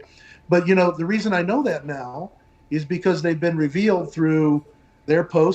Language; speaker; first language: English; native; English